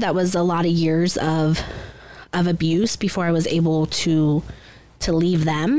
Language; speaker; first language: English; native; English